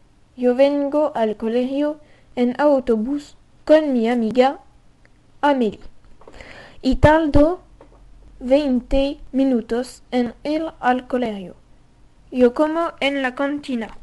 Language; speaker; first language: Spanish; non-native, learner; French